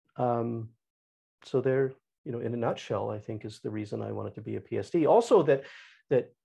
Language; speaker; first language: English; native; English